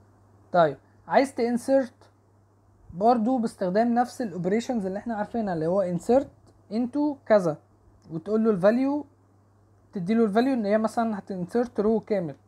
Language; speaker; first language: Arabic; native; Arabic